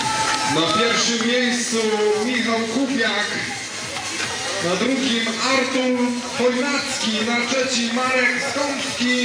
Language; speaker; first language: Polish; native; Polish